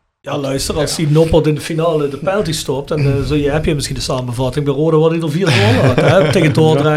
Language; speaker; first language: Dutch; native; Dutch